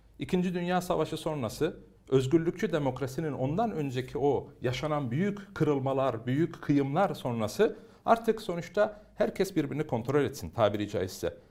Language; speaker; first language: Turkish; early bilingual, heritage; Turkish